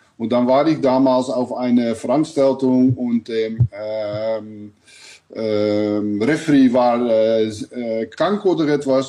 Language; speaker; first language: German; non-native, learner; Dutch